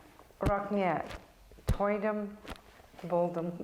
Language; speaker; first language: Kazakh; non-native, learner; English